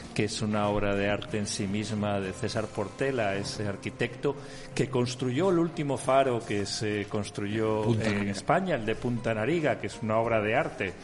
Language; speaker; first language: Spanish; native; Spanish